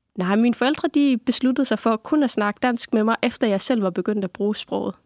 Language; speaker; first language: Danish; non-native, local second language; Kalaallisut